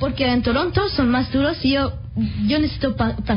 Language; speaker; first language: Spanish; early bilingual, heritage; Spanish